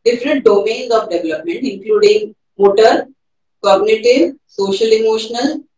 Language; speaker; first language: English; non-native, local second language; Marathi